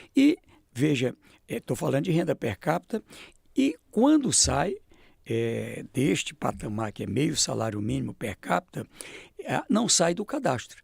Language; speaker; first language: Portuguese; native; Portuguese